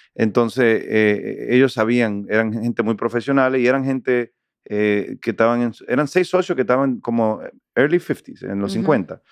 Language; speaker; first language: Spanish; native; Spanish